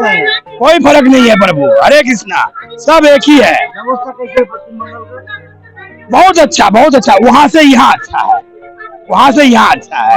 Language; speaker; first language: Hindi; non-native, local second language; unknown